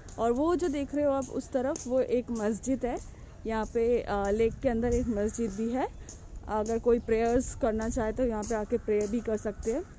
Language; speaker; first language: Hindi; native; Hindi